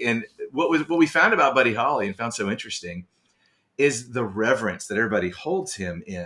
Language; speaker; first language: English; native; English